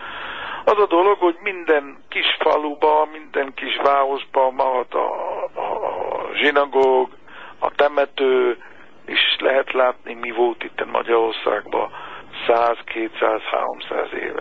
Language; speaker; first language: Hungarian; non-native, fluent; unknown